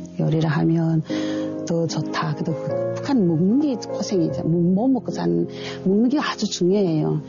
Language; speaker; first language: Korean; native; Korean